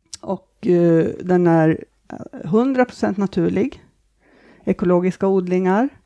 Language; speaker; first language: Swedish; native; Swedish